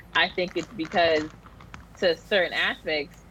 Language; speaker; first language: English; native; English